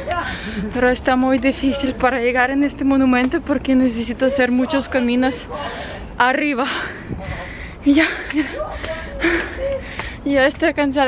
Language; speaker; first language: Spanish; non-native, fluent; Ukrainian